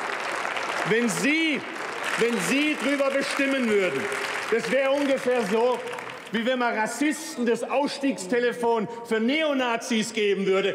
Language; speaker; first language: German; native; German